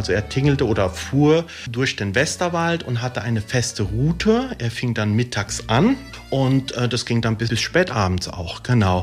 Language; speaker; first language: German; early bilingual, other home language; Italian